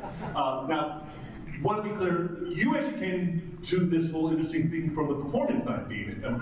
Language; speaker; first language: English; native; English